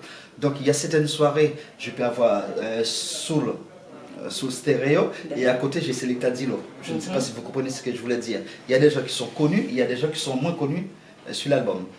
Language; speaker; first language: French; non-native, local second language; Haitian Creole